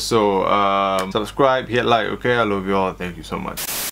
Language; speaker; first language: English; non-native, local second language; Malay